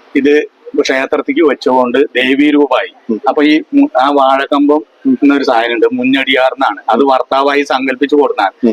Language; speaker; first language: Malayalam; non-native, local second language; Tamil